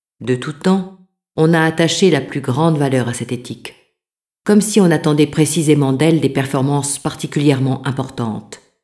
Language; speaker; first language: French; native; French